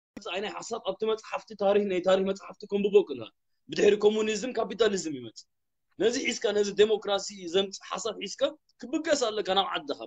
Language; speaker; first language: Tigrinya; early bilingual, heritage; Tigrinya